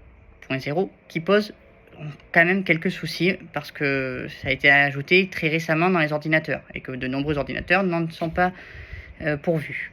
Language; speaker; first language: French; native; French